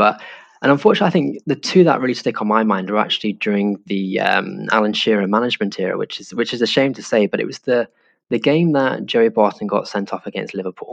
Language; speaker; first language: English; native; English